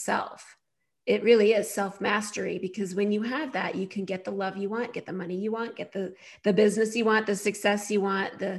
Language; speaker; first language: English; native; English